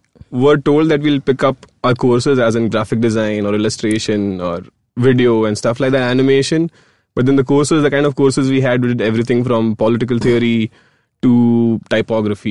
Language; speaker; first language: English; non-native, local second language; Gujarati